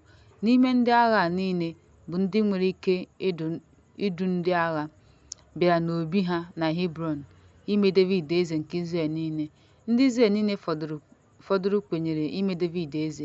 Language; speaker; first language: Igbo; native; Igbo